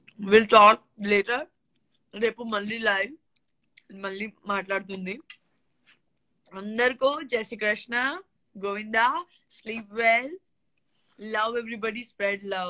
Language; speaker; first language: Telugu; non-native, learner; Gujarati